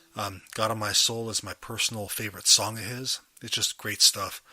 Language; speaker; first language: English; native; English